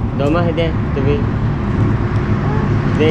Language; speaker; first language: Russian; non-native, learner; Malayalam